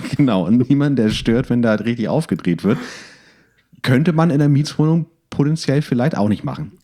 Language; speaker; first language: German; native; German